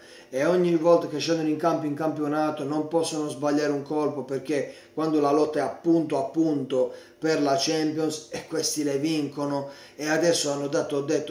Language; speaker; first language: Italian; native; Italian